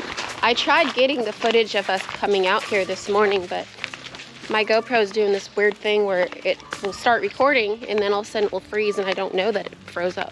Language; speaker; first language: English; native; English